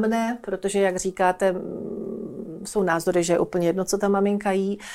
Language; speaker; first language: Czech; native; Czech